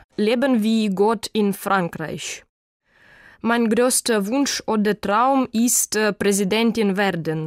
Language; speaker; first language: German; non-native, learner; Ukrainian